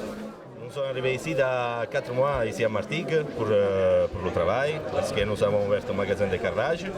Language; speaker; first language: French; non-native, learner; Italian